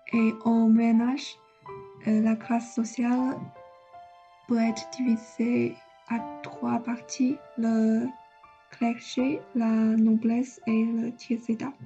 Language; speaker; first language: French; non-native, learner; Chinese